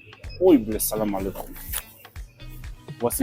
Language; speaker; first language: Russian; non-native, learner; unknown